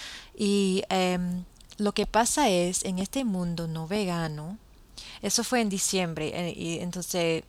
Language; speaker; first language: Spanish; non-native, fluent; English